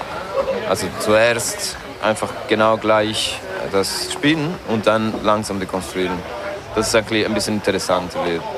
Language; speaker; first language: German; non-native, fluent; French